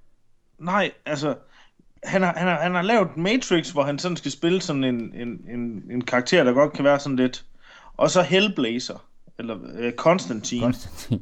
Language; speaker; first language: Danish; native; Danish